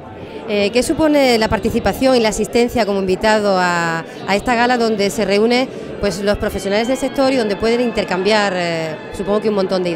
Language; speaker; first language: Spanish; native; Spanish